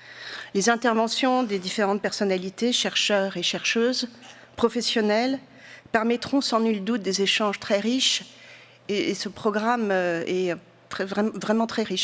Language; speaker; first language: French; native; French